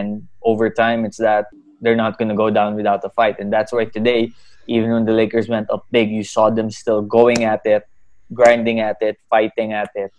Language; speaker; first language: English; non-native, local second language; Filipino